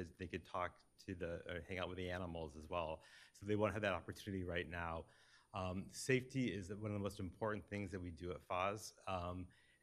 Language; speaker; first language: English; native; English